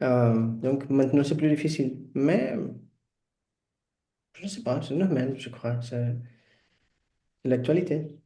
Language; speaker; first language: French; non-native, learner; Portuguese